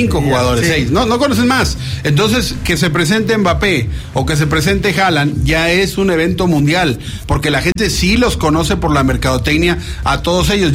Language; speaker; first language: Spanish; native; Spanish